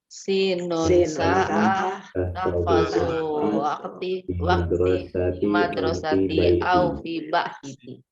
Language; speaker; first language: Arabic; non-native, learner; Indonesian